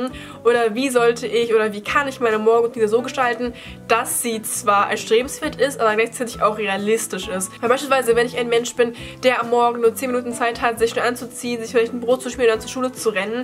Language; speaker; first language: German; native; German